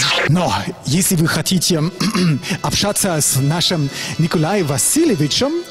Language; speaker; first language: Russian; non-native, fluent; German